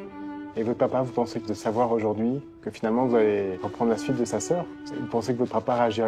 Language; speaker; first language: French; native; French